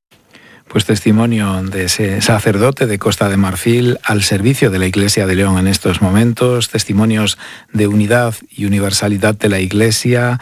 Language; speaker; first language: Spanish; native; Spanish